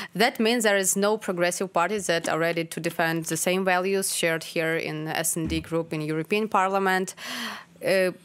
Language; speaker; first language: English; non-native, fluent; Ukrainian